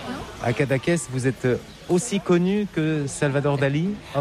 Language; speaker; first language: French; native; French